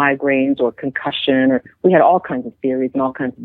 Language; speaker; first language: English; native; English